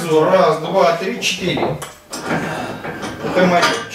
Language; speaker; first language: Russian; native; Russian